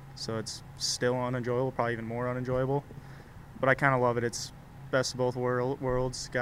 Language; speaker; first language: English; native; English